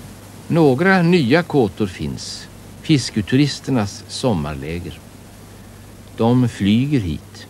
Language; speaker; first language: Swedish; native; Swedish